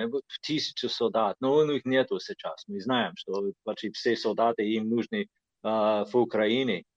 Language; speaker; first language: Russian; non-native, fluent; English